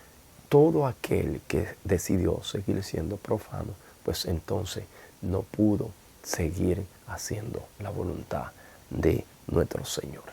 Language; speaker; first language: Spanish; native; Spanish